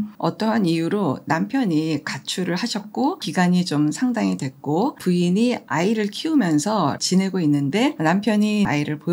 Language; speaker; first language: Korean; native; Korean